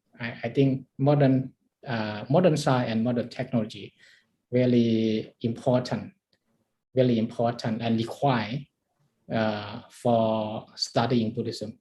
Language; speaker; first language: English; non-native, learner; Thai